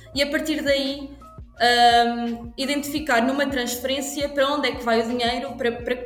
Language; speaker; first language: Portuguese; native; Portuguese